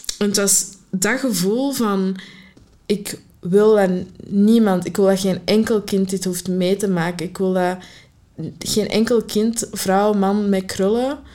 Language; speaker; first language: Dutch; early bilingual, other home language; Arabic